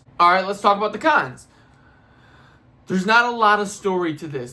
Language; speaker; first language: English; native; English